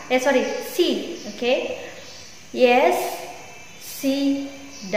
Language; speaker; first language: English; non-native, learner; Indonesian